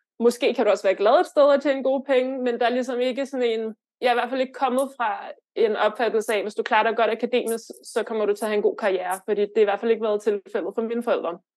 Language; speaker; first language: Danish; early bilingual, other home language; Lithuanian